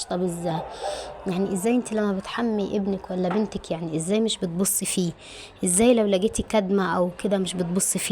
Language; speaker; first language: Arabic; native; Arabic